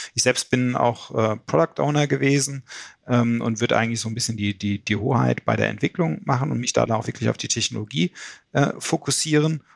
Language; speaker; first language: German; native; German